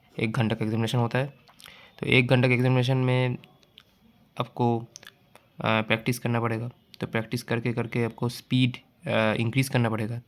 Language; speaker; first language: Hindi; non-native, local second language; Bangla